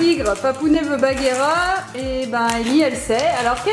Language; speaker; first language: French; native; French